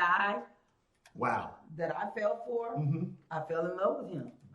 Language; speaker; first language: English; native; English